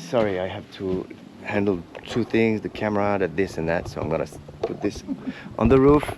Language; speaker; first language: English; non-native, learner; French